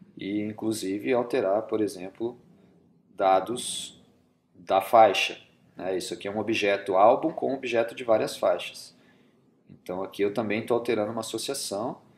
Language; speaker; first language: Portuguese; native; Portuguese